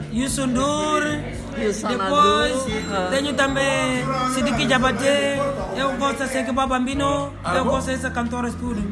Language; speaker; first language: Portuguese; non-native, learner; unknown